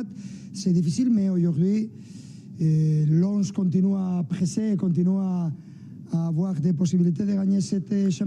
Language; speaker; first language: French; non-native, fluent; Spanish